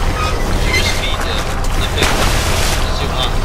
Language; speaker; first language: English; native; English